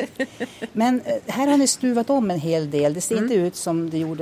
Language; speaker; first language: Swedish; native; Swedish